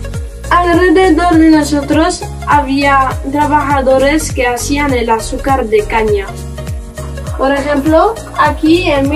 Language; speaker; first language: Spanish; non-native, fluent; French